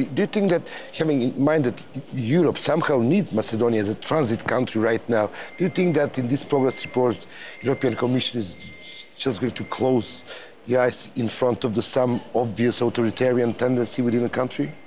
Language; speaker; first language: English; non-native, fluent; Macedonian